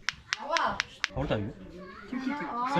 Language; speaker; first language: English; non-native, learner; Korean